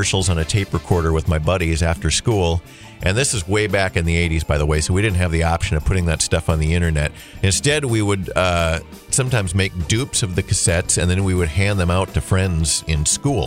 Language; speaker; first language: English; native; English